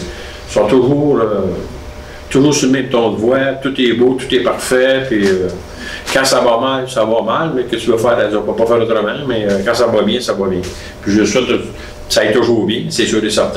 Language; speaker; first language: French; native; French